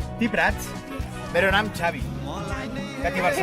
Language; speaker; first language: Catalan; native; Catalan